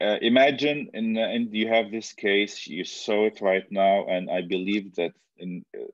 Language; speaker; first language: English; non-native, fluent; Arabic